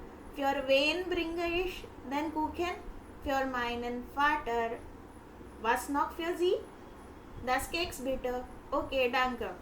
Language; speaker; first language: German; non-native, fluent; Hindi